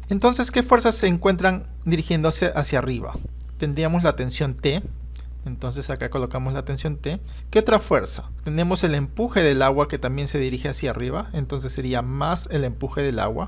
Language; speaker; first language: Spanish; native; Spanish